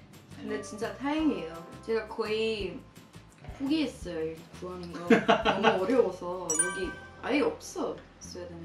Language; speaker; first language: Korean; non-native, fluent; Swedish